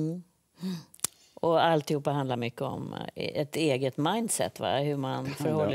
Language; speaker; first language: Swedish; native; Swedish